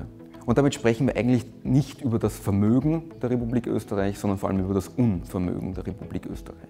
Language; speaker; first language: German; native; German